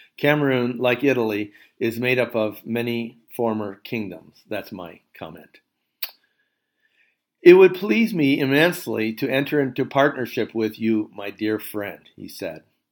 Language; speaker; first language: English; native; English